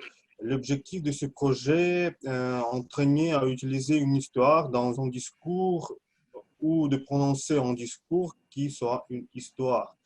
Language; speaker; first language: French; non-native, fluent; Russian